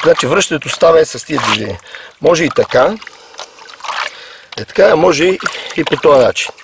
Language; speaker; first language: Bulgarian; native; Bulgarian